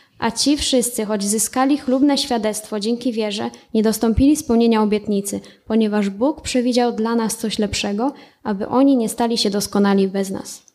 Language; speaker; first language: Polish; native; Polish